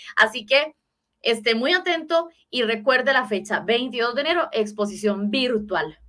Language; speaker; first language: Spanish; native; Spanish